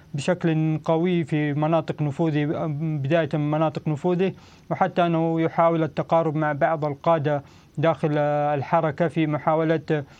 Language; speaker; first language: Arabic; non-native, fluent; Pashto